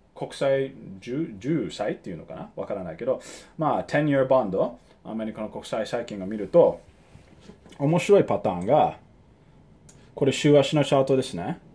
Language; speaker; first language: Japanese; early bilingual, heritage; Japanese